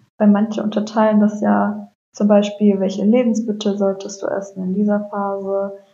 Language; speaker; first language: German; native; German